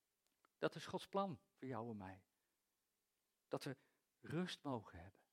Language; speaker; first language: Dutch; native; Dutch